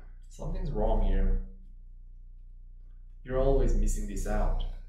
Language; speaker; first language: English; non-native, fluent; Korean